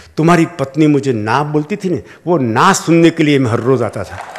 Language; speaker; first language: Hindi; non-native, local second language; Gujarati